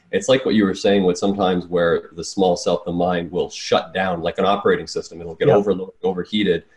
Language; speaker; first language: English; native; English